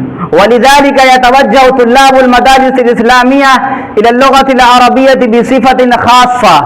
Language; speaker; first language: Arabic; non-native, fluent; Urdu